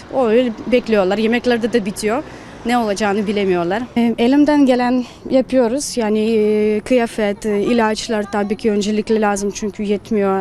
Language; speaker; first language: Turkish; non-native, fluent; Ukrainian